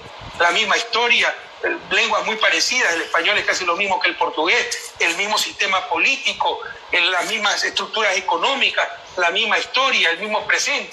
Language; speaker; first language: Spanish; native; Spanish